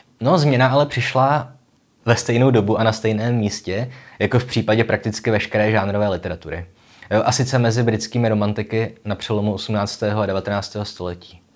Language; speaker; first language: Czech; native; Czech